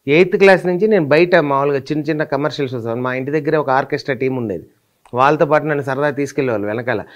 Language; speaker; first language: Telugu; native; Telugu